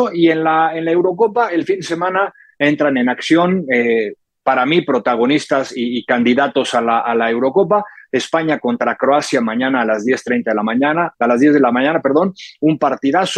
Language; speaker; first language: Spanish; native; Spanish